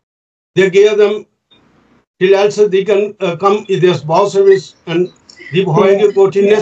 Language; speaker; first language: Danish; non-native, fluent; Urdu